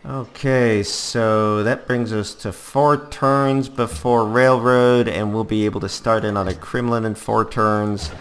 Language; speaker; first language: English; native; English